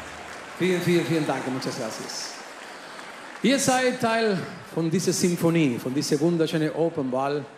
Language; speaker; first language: German; non-native, fluent; Spanish